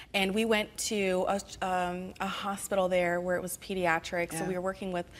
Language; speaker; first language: English; native; English